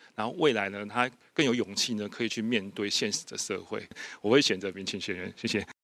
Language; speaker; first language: Chinese; native; Chinese